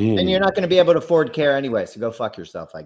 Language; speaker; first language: English; native; English